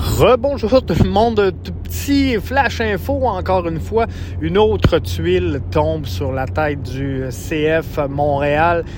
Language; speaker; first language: French; native; French